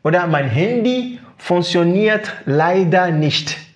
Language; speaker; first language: German; non-native, fluent; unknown